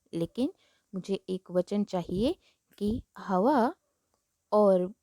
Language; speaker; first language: Hindi; non-native, local second language; Marathi